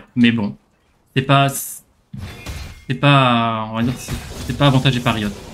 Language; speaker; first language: French; native; French